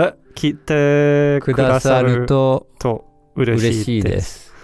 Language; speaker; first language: Japanese; non-native, learner; Danish